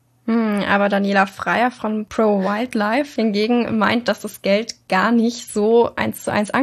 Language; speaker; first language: German; native; German